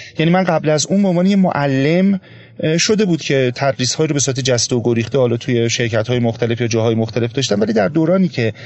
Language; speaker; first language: Persian; native; Persian